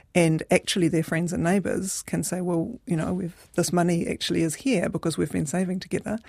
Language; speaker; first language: English; native; English